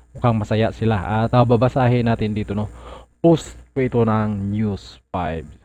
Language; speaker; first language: Filipino; non-native, local second language; Cebuano